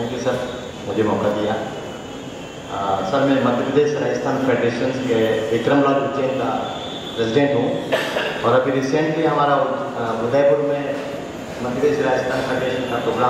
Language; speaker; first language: Hindi; native; Hindi